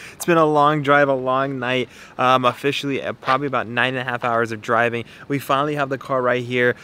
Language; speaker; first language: English; native; English